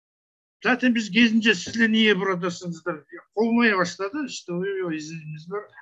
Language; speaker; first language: Turkish; non-native, learner; Kazakh